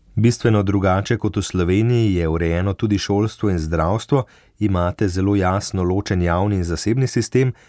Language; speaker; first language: Slovenian; native; Slovenian